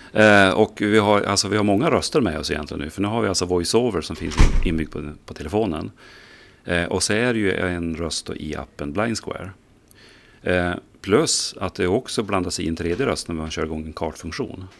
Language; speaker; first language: Swedish; native; Swedish